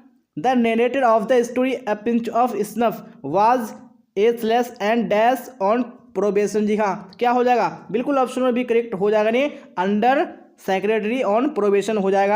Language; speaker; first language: Hindi; native; Hindi